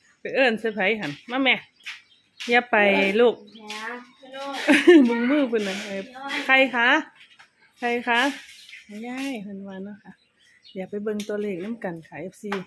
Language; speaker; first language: Thai; non-native, local second language; Lao